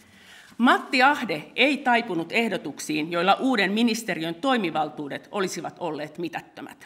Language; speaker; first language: Finnish; native; Finnish